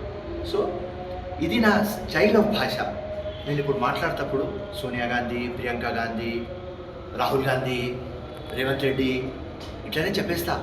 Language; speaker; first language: Telugu; non-native, local second language; Urdu